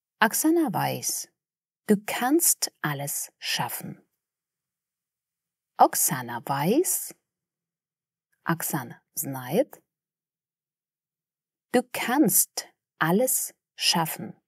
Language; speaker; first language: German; non-native, fluent; Russian